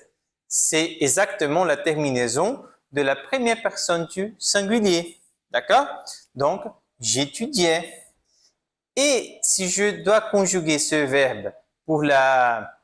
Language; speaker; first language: French; non-native, fluent; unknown